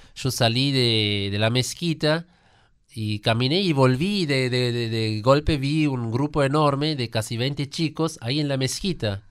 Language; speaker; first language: Spanish; non-native, fluent; German